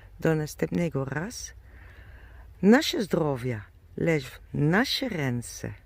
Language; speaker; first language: Polish; non-native, learner; German